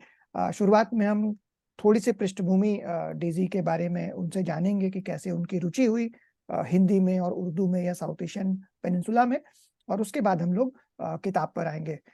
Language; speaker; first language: Hindi; native; Hindi